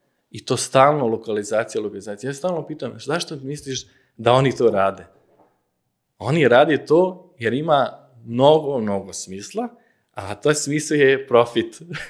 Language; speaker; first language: Serbian; non-native, fluent; Slovenian